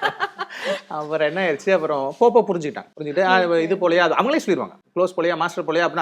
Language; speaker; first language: Tamil; native; Tamil